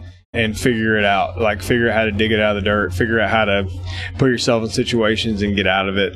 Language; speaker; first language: English; native; English